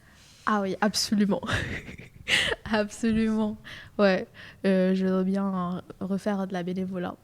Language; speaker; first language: French; non-native, fluent; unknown